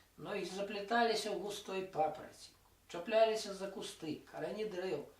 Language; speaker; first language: Belarusian; non-native, local second language; Russian